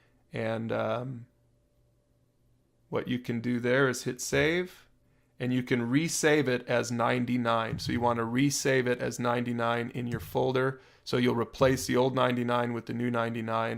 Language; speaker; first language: English; native; English